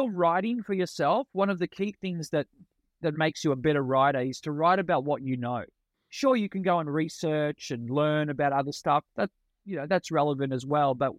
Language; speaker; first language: English; non-native, local second language; Italian